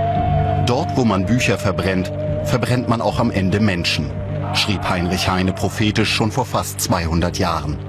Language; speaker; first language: German; native; German